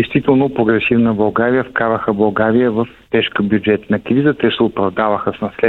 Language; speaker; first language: Bulgarian; native; Bulgarian